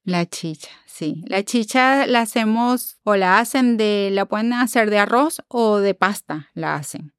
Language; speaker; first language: Spanish; native; Spanish